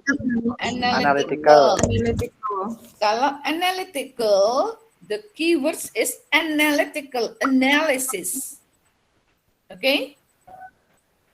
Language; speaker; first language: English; non-native, fluent; Javanese